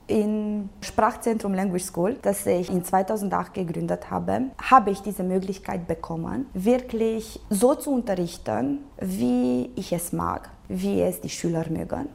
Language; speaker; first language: German; non-native, local second language; Romanian